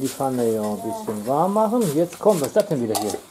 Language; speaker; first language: German; native; German